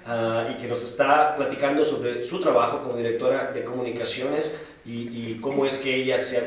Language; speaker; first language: Spanish; native; Spanish